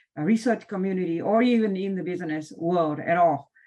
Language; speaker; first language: English; non-native, fluent; Vietnamese